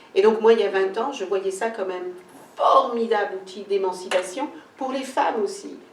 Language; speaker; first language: French; early bilingual, other home language; Kabuverdianu